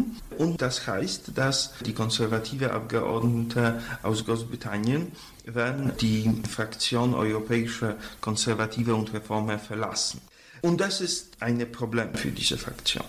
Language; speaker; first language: German; non-native, fluent; Polish